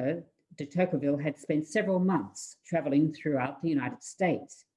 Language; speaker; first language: English; native; English